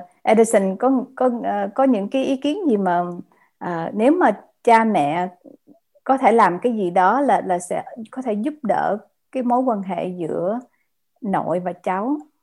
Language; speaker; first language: Vietnamese; native; Vietnamese